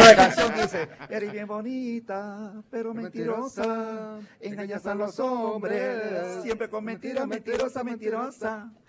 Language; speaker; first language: Spanish; native; Spanish